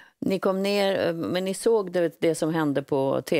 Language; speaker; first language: Swedish; native; Swedish